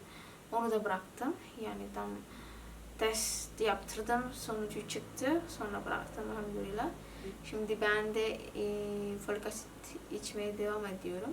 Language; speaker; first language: Turkish; non-native, learner; Indonesian